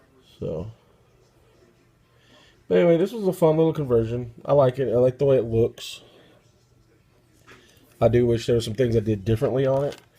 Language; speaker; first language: English; native; English